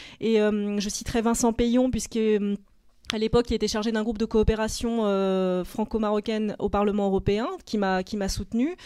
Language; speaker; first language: French; native; French